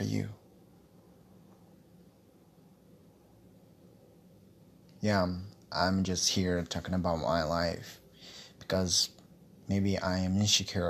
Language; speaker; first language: English; non-native, learner; Portuguese